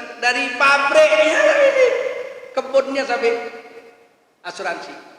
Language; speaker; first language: Indonesian; native; Indonesian